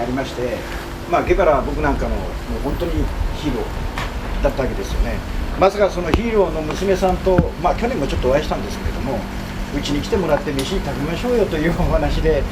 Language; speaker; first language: Japanese; native; Japanese